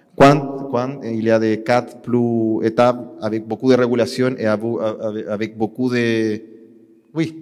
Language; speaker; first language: French; non-native, learner; Spanish